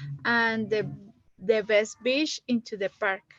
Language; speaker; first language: English; non-native, learner; Spanish